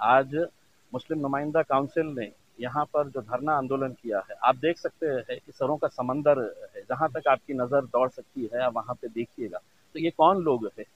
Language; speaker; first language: Hindi; non-native, local second language; Urdu